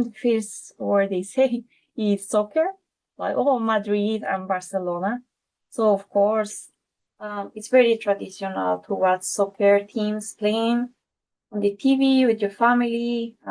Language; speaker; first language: English; non-native, fluent; Spanish